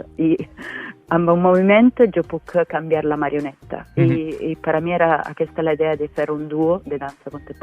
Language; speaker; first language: Catalan; non-native, fluent; Italian